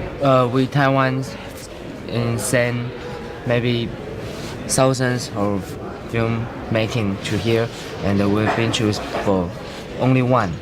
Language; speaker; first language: English; non-native, learner; Chinese